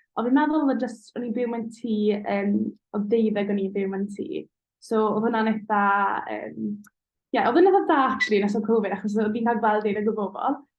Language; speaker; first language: Welsh; native; Welsh